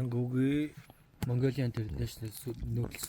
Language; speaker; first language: Korean; non-native, learner; Mongolian